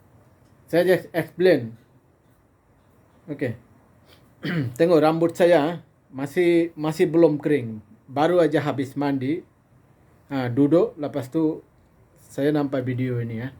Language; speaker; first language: Indonesian; non-native, fluent; Bangla